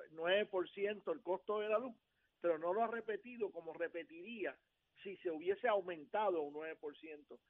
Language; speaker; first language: Spanish; native; Spanish